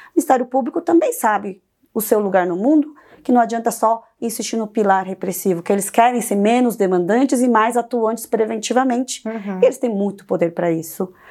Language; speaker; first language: Portuguese; early bilingual, other home language; Korean